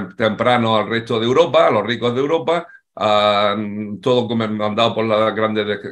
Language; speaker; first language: Spanish; native; Spanish